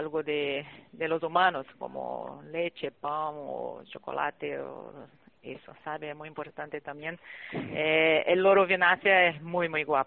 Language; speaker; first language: Spanish; non-native, fluent; Portuguese